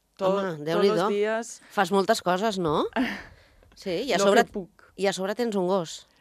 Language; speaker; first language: Catalan; native; Catalan